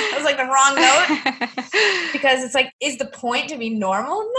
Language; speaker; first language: English; native; English